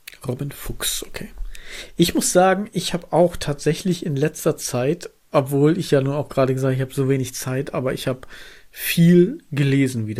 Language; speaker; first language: German; native; German